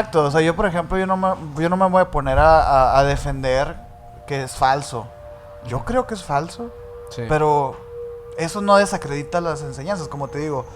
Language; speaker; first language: Spanish; native; Spanish